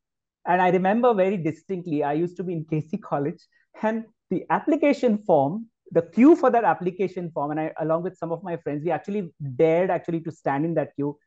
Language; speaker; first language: English; non-native, local second language; Marathi